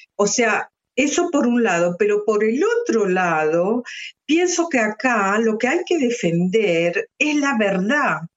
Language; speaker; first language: Spanish; native; Spanish